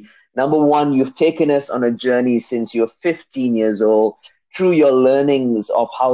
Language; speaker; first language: English; non-native, local second language; Tamil